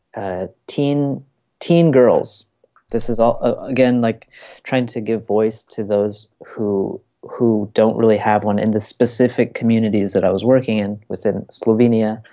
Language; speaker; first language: English; native; English